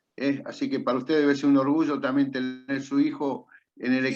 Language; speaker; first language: Spanish; native; Spanish